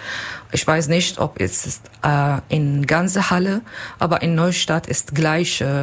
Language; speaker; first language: German; non-native, learner; Kurdish